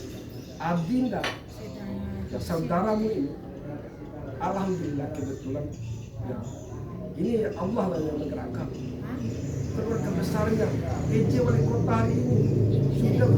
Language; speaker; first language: Indonesian; non-native, local second language; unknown